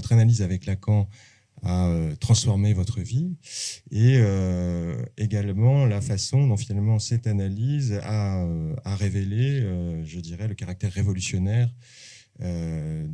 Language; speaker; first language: French; native; French